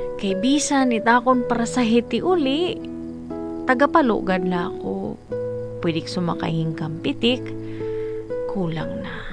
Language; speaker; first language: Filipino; non-native, local second language; Waray